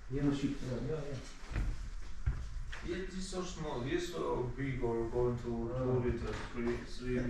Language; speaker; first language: English; non-native, learner; Georgian